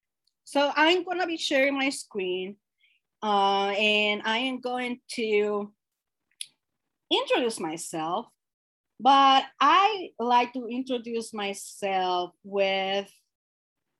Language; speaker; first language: English; non-native, fluent; Spanish